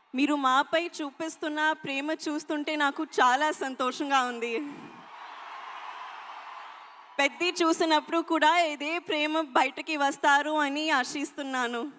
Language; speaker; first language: Telugu; non-native, learner; Hindi